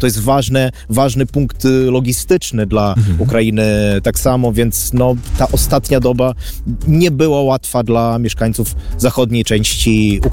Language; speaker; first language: Polish; non-native, fluent; Ukrainian